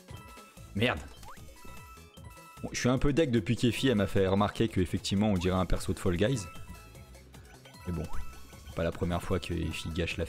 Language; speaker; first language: French; native; French